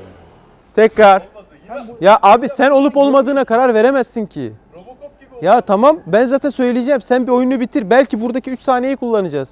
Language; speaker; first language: Turkish; native; Turkish